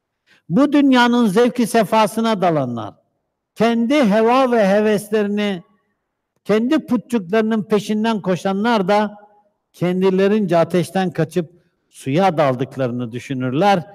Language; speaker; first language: Turkish; native; Turkish